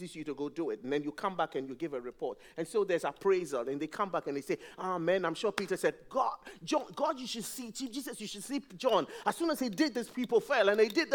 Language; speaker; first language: English; non-native, local second language; Akan